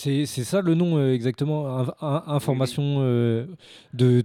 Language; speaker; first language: French; native; French